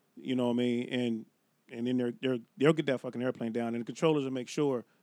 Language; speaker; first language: English; native; English